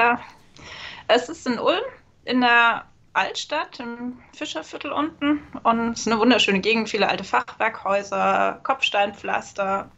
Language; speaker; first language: German; native; German